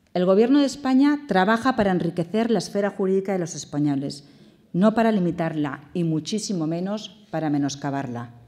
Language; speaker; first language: Spanish; native; Spanish